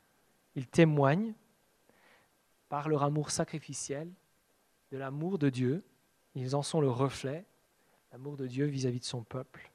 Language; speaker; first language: French; native; French